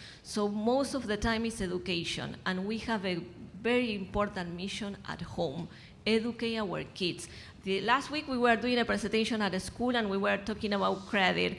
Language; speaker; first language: English; non-native, fluent; Spanish